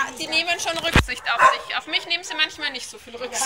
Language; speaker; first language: German; native; German